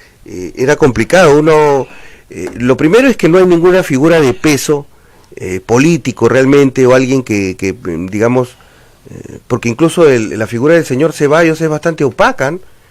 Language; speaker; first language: Spanish; native; Spanish